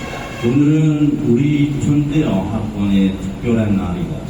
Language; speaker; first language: Korean; non-native, fluent; Burmese